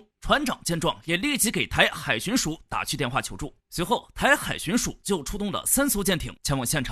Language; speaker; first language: Chinese; native; Chinese